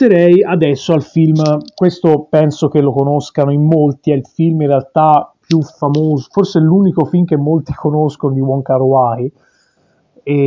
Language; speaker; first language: Italian; native; Italian